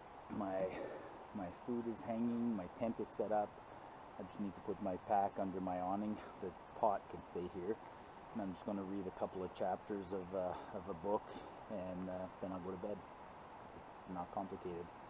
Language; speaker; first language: English; non-native, local second language; French